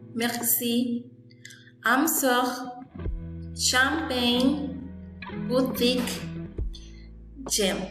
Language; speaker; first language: French; non-native, learner; Spanish